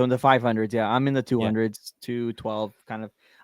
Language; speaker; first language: English; native; English